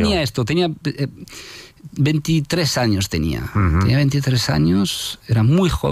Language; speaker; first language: Spanish; non-native, fluent; French